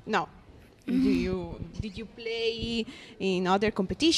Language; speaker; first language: English; non-native, learner; Italian